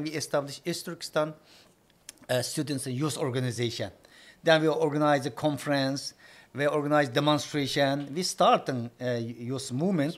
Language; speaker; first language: English; non-native, learner; Chinese